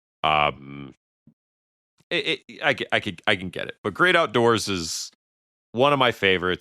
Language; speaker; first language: English; native; English